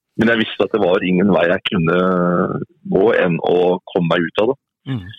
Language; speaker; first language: Norwegian; native; Norwegian